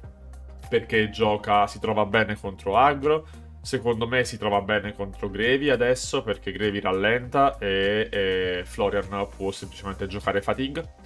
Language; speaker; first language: Italian; native; Italian